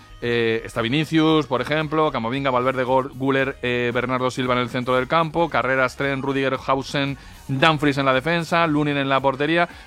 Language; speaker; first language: Spanish; native; Spanish